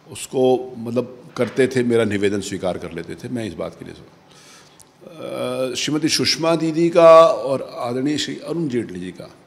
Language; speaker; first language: Hindi; native; Hindi